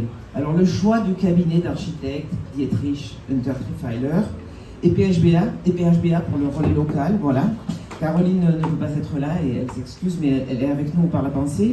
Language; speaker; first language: French; native; French